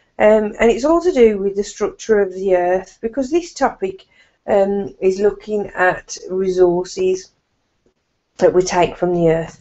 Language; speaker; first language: English; native; English